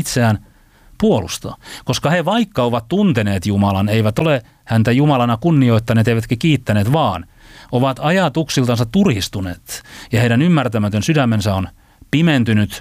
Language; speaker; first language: Finnish; native; Finnish